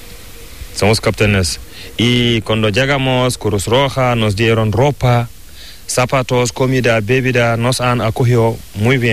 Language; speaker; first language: Spanish; non-native, learner; Fula